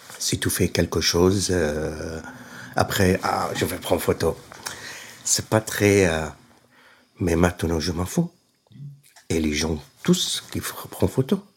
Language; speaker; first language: French; non-native, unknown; Arabic